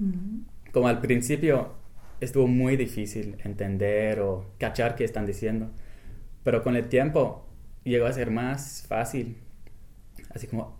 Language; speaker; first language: Spanish; non-native, fluent; English